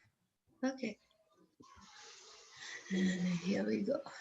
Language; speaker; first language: English; non-native, fluent; Indonesian